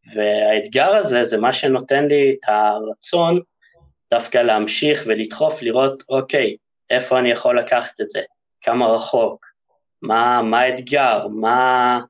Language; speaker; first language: Hebrew; native; Hebrew